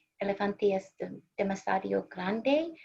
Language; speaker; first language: Spanish; non-native, learner; English